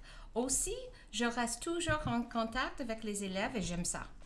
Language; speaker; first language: French; non-native, fluent; English